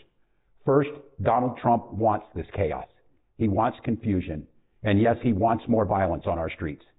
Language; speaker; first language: English; native; English